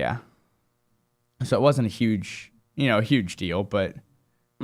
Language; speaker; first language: English; native; English